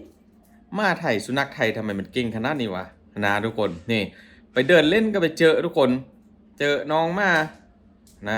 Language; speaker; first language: Thai; non-native, local second language; Lao